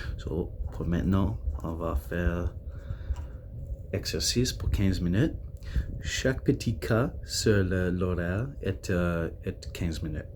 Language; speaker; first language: French; non-native, local second language; English